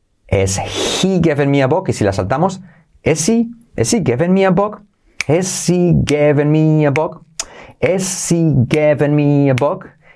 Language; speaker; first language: English; non-native, fluent; Spanish